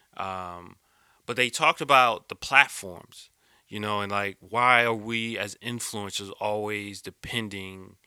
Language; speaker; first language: English; native; English